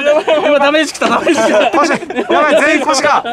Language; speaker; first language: Japanese; native; Japanese